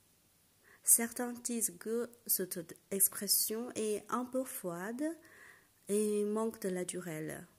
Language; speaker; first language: French; non-native, fluent; Chinese